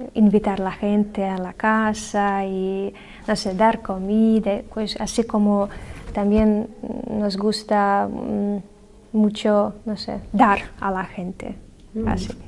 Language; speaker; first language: Spanish; non-native, learner; Belarusian